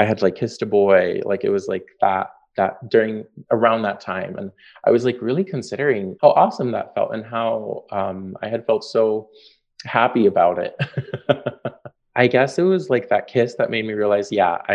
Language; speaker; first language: English; native; English